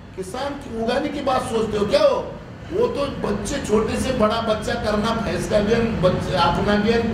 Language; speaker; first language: Hindi; non-native, local second language; Marathi